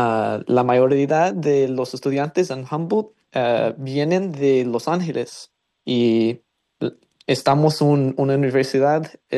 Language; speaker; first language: Spanish; non-native, learner; English